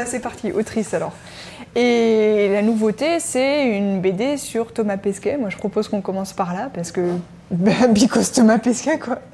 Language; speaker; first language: French; native; French